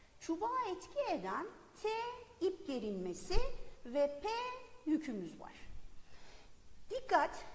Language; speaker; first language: Turkish; native; Turkish